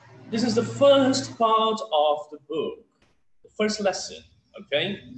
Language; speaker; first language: English; non-native, fluent; Portuguese